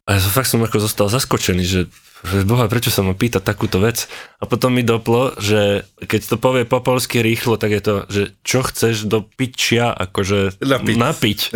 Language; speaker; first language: Slovak; native; Slovak